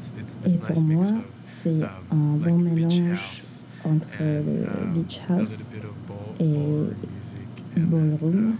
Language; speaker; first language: French; non-native, learner; English